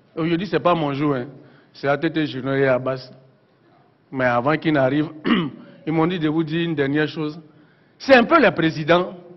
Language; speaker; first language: French; non-native, local second language; Bambara